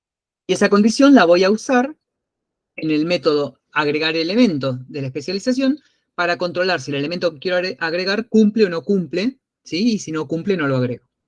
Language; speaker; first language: Spanish; native; Spanish